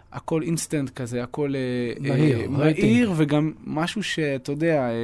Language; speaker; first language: Hebrew; early bilingual, other home language; French